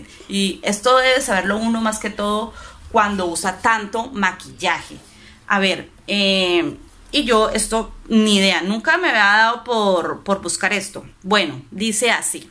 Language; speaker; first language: Spanish; native; Spanish